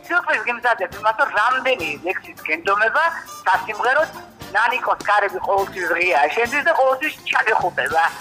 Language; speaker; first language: Georgian; native; Georgian